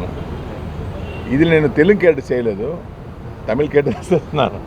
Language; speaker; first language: Telugu; non-native, learner; Tamil